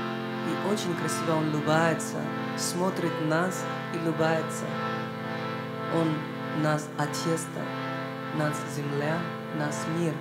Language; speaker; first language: Russian; non-native, learner; Hindi